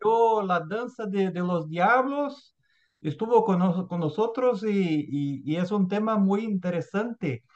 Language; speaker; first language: Spanish; non-native, fluent; Portuguese